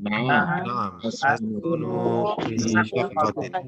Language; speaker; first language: Arabic; non-native, fluent; Indonesian